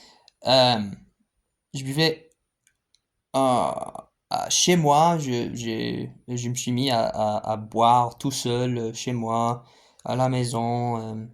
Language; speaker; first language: French; non-native, fluent; English